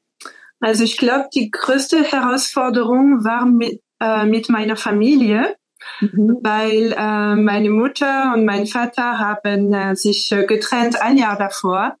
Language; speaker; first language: German; non-native, fluent; French